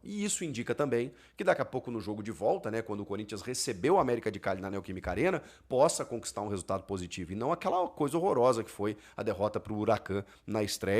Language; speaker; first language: Portuguese; native; Portuguese